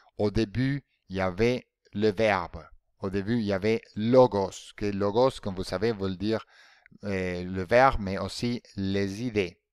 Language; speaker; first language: French; non-native, fluent; Spanish